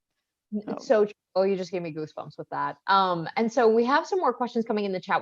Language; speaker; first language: English; native; English